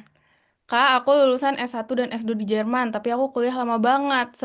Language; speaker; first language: Indonesian; native; Indonesian